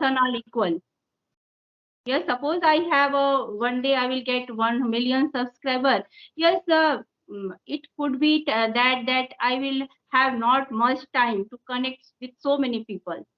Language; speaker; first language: English; non-native, local second language; Hindi